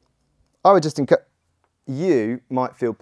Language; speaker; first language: English; native; English